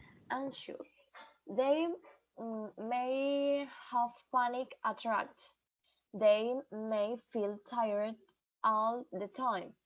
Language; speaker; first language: English; non-native, learner; Spanish